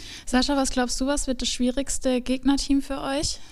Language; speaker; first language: German; native; German